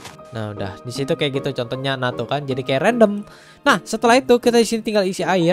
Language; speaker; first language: Indonesian; native; Indonesian